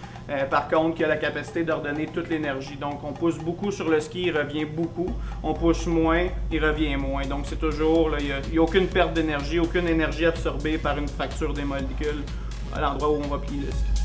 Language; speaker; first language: French; native; French